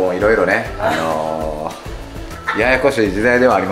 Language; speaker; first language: Japanese; native; Japanese